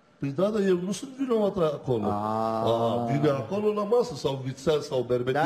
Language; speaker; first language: Romanian; non-native, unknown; Turkish